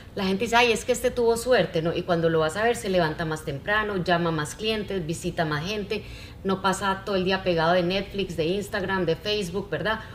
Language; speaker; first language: Spanish; native; Spanish